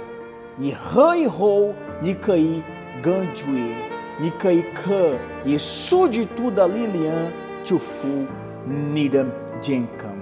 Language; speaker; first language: Chinese; non-native, fluent; Portuguese